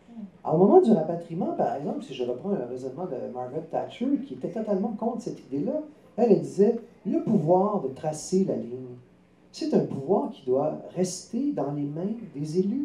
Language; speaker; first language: French; native; French